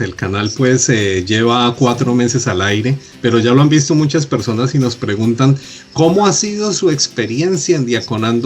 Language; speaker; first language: Spanish; native; Spanish